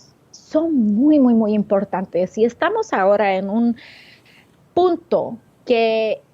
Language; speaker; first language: Spanish; early bilingual, heritage; English